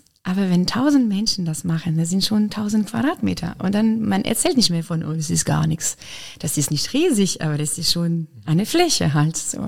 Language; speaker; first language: German; non-native, fluent; French